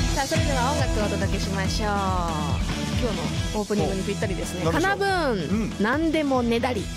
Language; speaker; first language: Japanese; native; Japanese